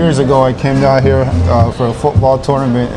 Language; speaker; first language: English; native; English